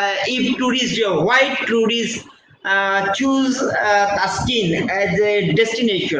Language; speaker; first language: English; non-native, fluent; Bangla